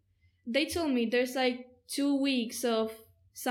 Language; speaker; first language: English; non-native, fluent; Spanish